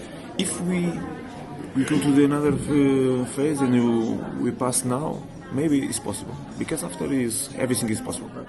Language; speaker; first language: English; non-native, learner; Portuguese